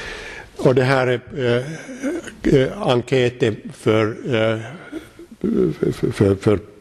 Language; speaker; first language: Swedish; non-native, local second language; Finnish